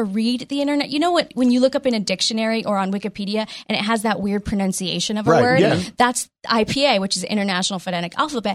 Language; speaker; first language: English; early bilingual, other home language; Spanish